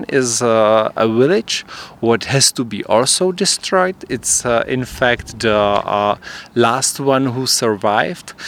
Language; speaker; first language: English; non-native, fluent; Czech